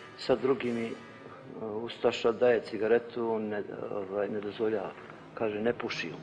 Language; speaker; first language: Bosnian; native; Bosnian